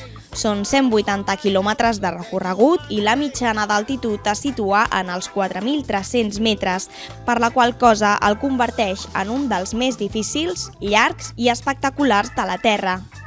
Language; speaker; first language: Catalan; native; Catalan